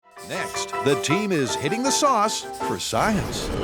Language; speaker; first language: English; native; English